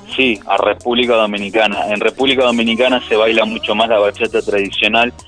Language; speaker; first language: Spanish; native; Spanish